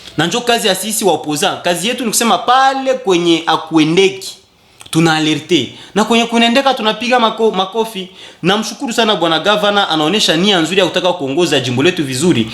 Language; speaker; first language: Swahili; native; Swahili